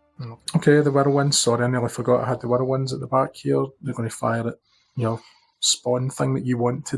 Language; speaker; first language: English; native; English